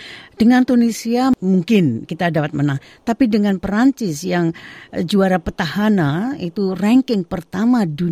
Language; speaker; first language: Indonesian; native; Indonesian